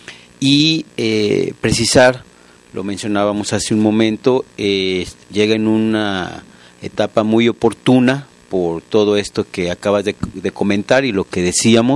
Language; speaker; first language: Spanish; native; Spanish